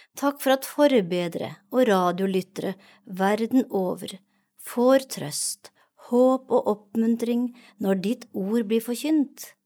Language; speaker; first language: Norwegian; native; Norwegian